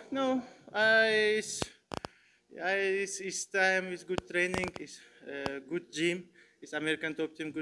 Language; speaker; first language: English; non-native, learner; Turkmen